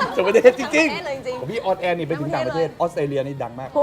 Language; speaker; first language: Thai; native; Thai